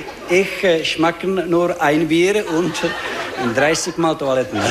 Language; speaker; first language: German; non-native, learner; Czech